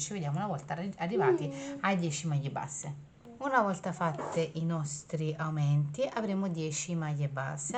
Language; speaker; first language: Italian; native; Italian